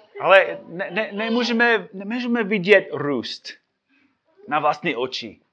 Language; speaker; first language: Czech; non-native, fluent; English